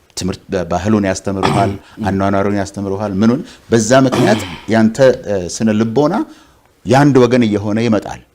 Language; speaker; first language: Amharic; non-native, local second language; Oromo